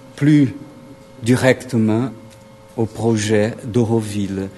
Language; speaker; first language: French; non-native, fluent; Portuguese